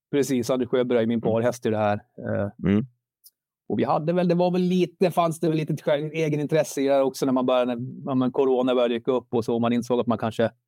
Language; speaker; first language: Swedish; native; Swedish